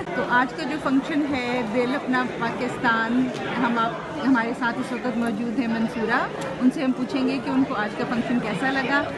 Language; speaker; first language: Urdu; native; Urdu